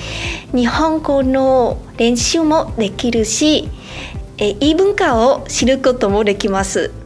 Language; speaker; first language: Japanese; non-native, learner; Vietnamese